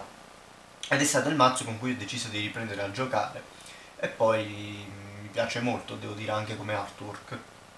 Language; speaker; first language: Italian; native; Italian